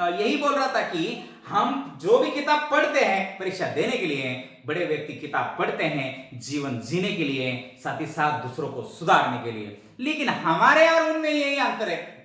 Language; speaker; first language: Hindi; non-native, local second language; Marathi